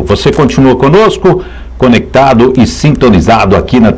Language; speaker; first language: Portuguese; native; Portuguese